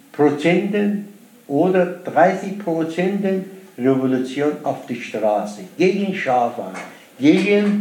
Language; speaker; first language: German; non-native, learner; Persian